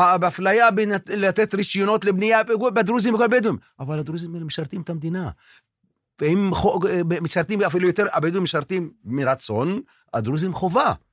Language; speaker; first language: Hebrew; non-native, local second language; Arabic